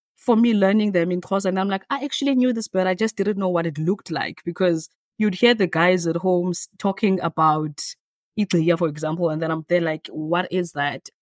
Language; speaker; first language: English; non-native, local second language; Xhosa